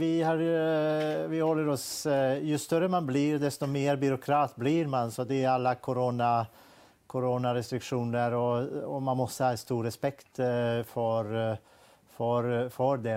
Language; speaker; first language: Swedish; non-native, fluent; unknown